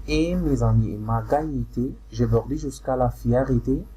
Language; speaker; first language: French; non-native, fluent; Arabic